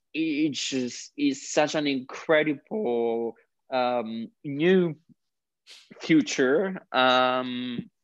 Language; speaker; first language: English; non-native, fluent; Greek